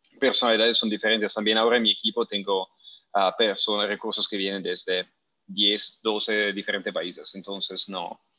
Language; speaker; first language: Spanish; non-native, fluent; Italian